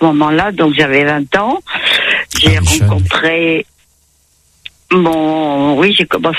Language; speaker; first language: French; native; French